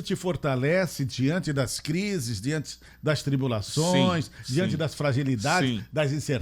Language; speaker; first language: Portuguese; native; Portuguese